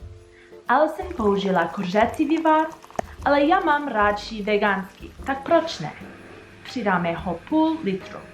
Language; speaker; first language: Czech; non-native, learner; English